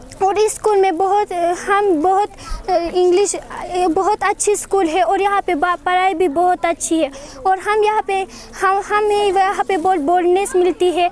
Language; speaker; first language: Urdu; non-native, local second language; Khowar